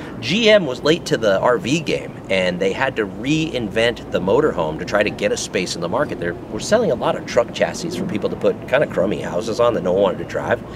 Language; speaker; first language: English; native; English